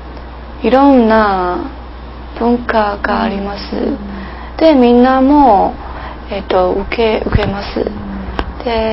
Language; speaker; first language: Japanese; non-native, learner; English